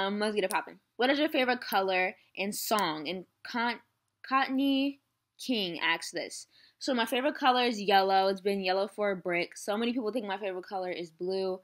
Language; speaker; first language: English; native; English